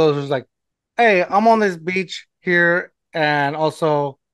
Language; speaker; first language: English; non-native, fluent; Spanish